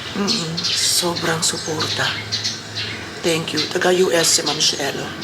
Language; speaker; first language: Filipino; native; Filipino